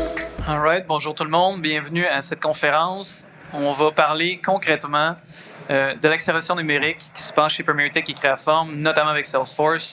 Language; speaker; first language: French; native; French